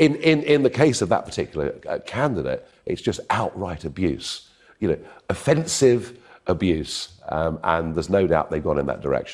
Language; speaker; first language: English; native; English